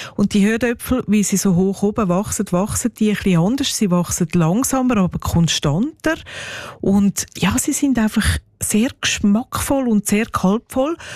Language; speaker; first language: German; native; German